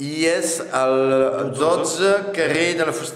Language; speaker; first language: Catalan; non-native, local second language; French